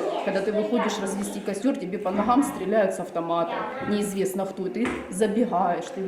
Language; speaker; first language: Russian; native; Russian